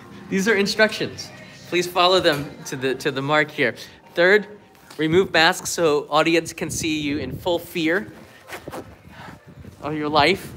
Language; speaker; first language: English; native; English